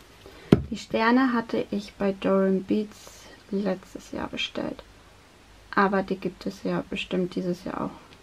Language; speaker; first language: German; native; German